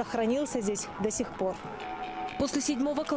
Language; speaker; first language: Russian; native; Russian